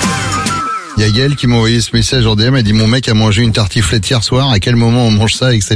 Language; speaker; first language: French; native; French